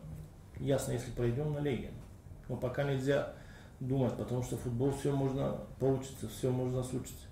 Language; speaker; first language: Russian; non-native, learner; Bulgarian